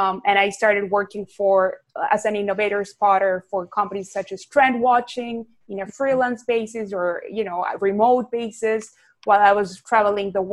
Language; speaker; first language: English; non-native, fluent; Spanish